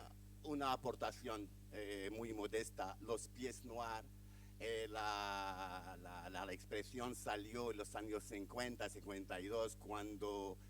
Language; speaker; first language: Spanish; non-native, fluent; Arabic